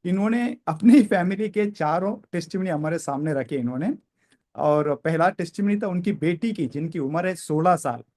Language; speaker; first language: Hindi; non-native, local second language; Kannada